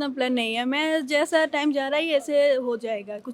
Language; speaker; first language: Hindi; non-native, learner; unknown